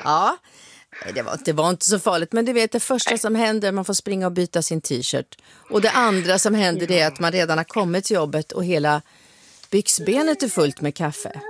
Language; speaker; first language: Swedish; native; Swedish